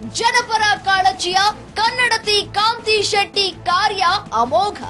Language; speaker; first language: Kannada; native; Kannada